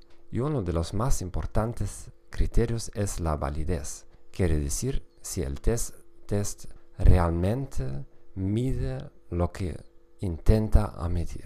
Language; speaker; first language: Spanish; non-native, fluent; German